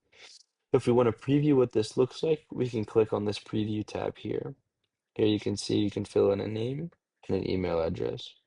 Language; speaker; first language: English; native; English